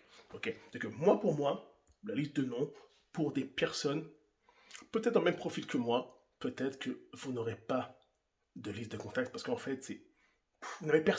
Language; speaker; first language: French; native; French